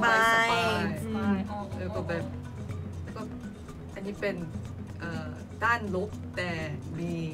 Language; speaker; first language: Thai; non-native, learner; Korean